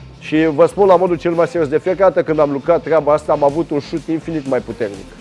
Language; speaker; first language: Romanian; early bilingual, heritage; Romanian